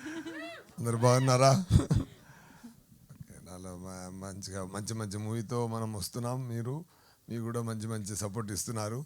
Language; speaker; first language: Telugu; non-native, learner; Tamil